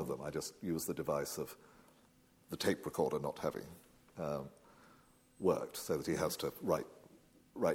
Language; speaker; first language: English; native; English